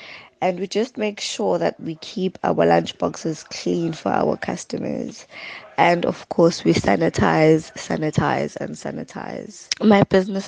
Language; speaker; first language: English; non-native, local second language; Zulu